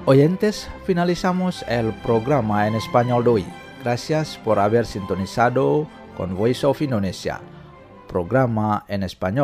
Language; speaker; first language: Spanish; non-native, fluent; Indonesian